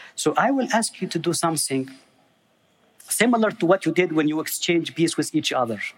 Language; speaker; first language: English; non-native, fluent; Arabic